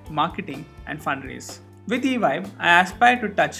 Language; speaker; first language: English; non-native, local second language; Telugu